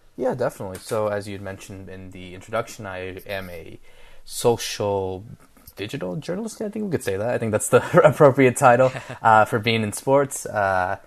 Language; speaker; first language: English; early bilingual, other home language; Spanish